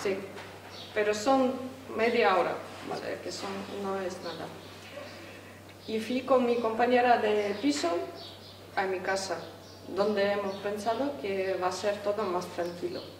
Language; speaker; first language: Spanish; non-native, fluent; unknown